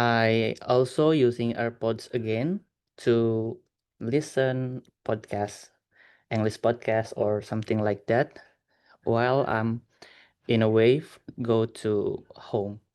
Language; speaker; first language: English; non-native, learner; Indonesian